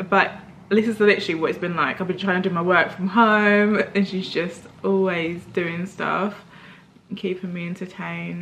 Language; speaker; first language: English; native; English